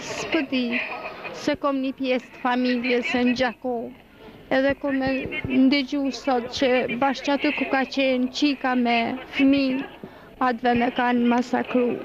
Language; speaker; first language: Albanian; native; Albanian